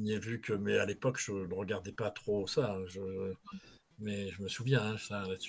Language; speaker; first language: French; native; French